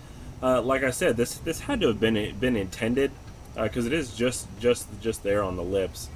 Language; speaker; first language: English; native; English